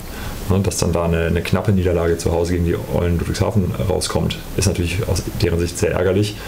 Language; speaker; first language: German; native; German